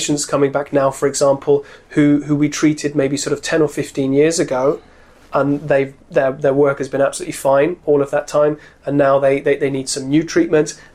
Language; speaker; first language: English; native; English